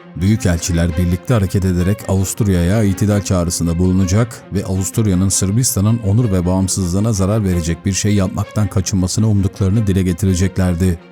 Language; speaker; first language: Turkish; native; Turkish